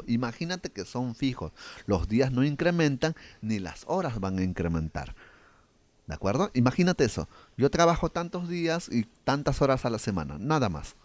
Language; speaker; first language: Spanish; native; Spanish